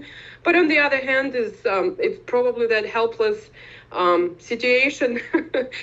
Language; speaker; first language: English; non-native, fluent; Ukrainian